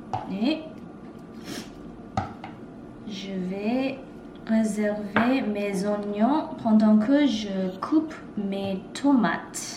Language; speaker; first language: French; non-native, learner; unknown